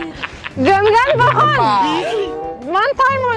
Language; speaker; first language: English; non-native, learner; Russian